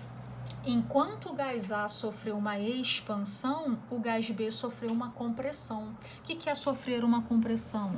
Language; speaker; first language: Portuguese; native; Portuguese